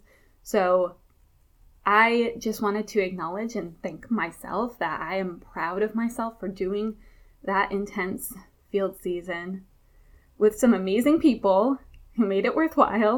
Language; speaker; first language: English; native; English